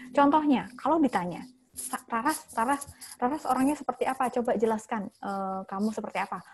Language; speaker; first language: Indonesian; native; Indonesian